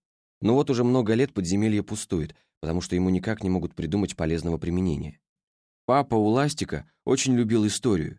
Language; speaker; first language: Russian; native; Russian